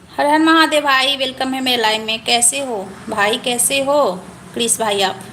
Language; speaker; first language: Hindi; native; Hindi